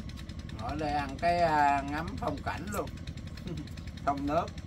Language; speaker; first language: Vietnamese; native; Vietnamese